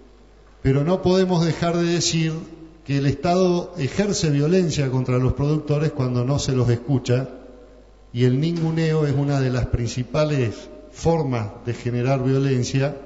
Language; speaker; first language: Spanish; native; Spanish